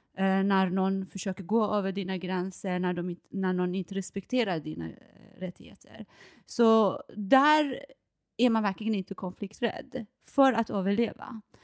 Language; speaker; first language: Swedish; non-native, fluent; Persian